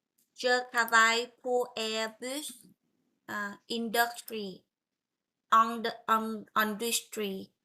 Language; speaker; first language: French; non-native, learner; Vietnamese